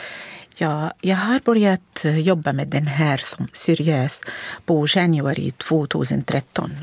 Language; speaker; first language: Swedish; non-native, learner; Arabic